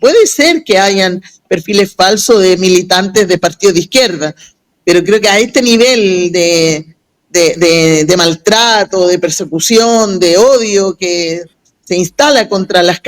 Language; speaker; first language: Spanish; native; Spanish